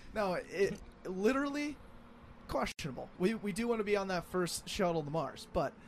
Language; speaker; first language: English; native; English